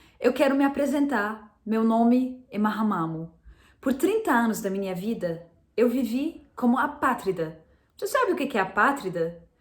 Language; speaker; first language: Portuguese; non-native, fluent; Arabic